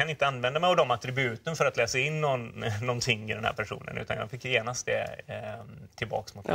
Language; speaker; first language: Swedish; native; Swedish